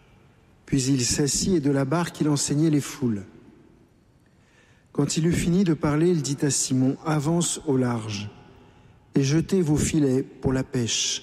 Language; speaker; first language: French; native; French